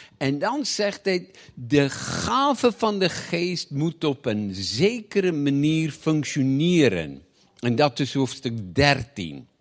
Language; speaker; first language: Dutch; non-native, fluent; Afrikaans